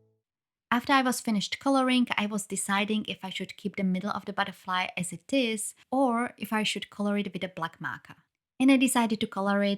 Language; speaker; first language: English; non-native, fluent; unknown